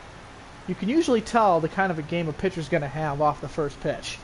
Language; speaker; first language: English; native; English